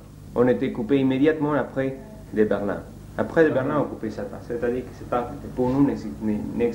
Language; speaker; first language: French; non-native, learner; Spanish